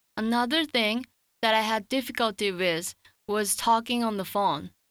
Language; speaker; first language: English; non-native, fluent; Japanese